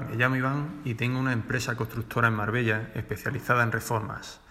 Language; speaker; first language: Spanish; native; Spanish